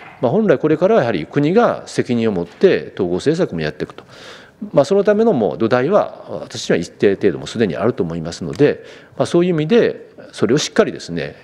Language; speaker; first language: Japanese; native; Japanese